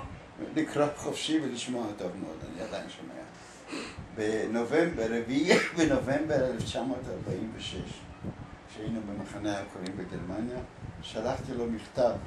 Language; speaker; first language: Hebrew; early bilingual, other home language; Polish